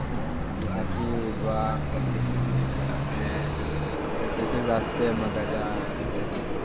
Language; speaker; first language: French; non-native, learner; Bangla